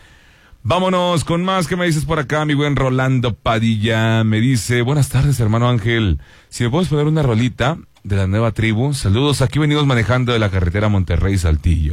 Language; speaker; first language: Spanish; native; Spanish